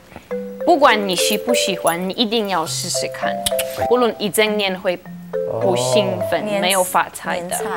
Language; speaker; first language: Chinese; non-native, fluent; Polish